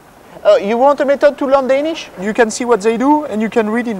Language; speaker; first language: English; non-native, fluent; French